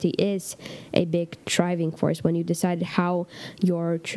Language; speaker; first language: English; non-native, fluent; Polish